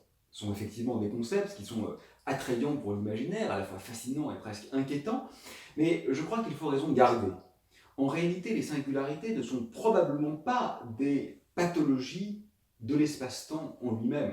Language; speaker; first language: French; native; French